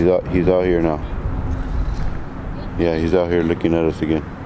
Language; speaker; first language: English; early bilingual, other home language; Spanish